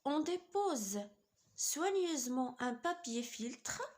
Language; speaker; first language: French; non-native, local second language; Arabic